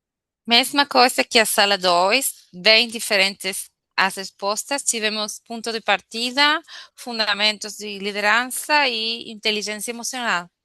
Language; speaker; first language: Portuguese; non-native, fluent; Spanish